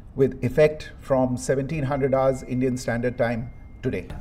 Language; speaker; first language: English; non-native, local second language; Hindi